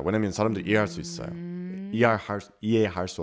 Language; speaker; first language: Korean; non-native, learner; English